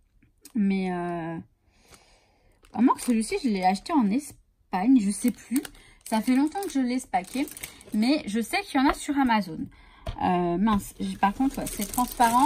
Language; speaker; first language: French; native; French